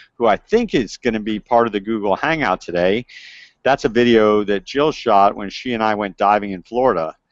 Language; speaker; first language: English; native; English